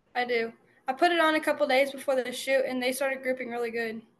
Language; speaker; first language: English; native; English